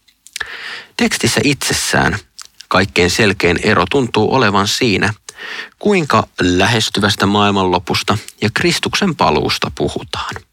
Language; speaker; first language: Finnish; native; Finnish